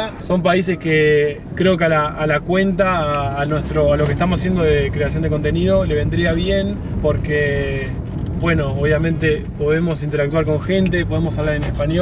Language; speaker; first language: Spanish; native; Spanish